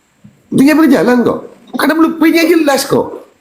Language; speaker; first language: Indonesian; non-native, local second language; Madurese